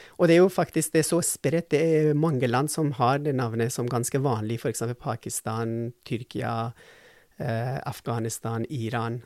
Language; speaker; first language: Norwegian; non-native, fluent; Persian